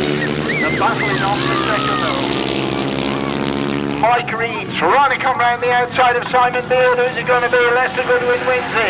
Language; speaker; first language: English; native; English